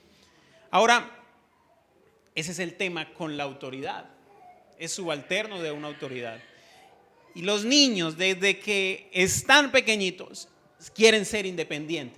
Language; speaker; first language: Spanish; native; Spanish